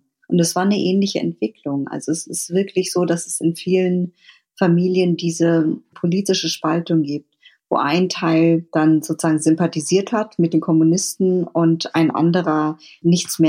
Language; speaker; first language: German; early bilingual, other home language; Vietnamese